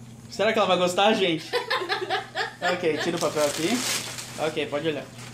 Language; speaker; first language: Portuguese; native; Portuguese